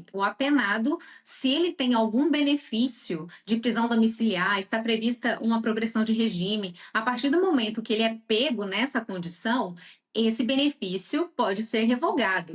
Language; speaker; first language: Portuguese; native; Portuguese